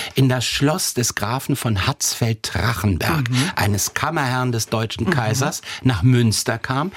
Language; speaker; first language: German; native; German